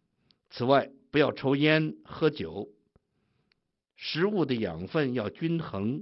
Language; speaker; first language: Chinese; native; Chinese